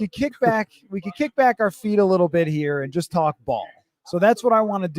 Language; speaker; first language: English; native; English